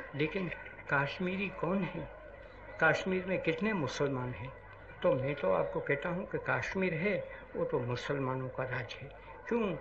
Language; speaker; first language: Hindi; non-native, local second language; Gujarati